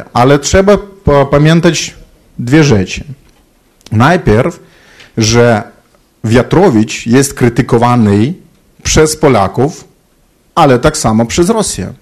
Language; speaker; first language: Polish; non-native, fluent; Ukrainian